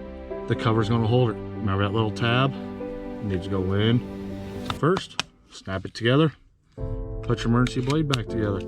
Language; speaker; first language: English; native; English